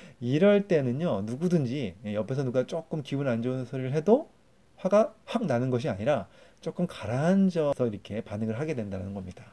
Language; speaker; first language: Korean; native; Korean